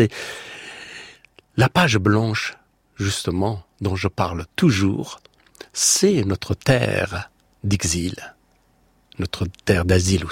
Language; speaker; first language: French; non-native, fluent; Persian